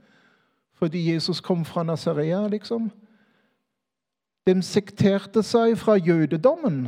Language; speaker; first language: Norwegian; non-native, fluent; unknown